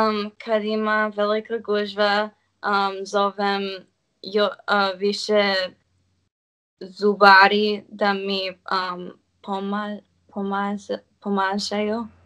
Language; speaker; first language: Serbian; early bilingual, heritage; Serbian